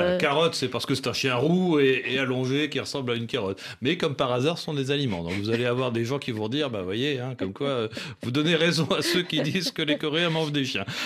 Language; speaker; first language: French; native; French